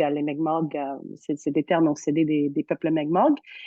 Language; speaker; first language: French; native; French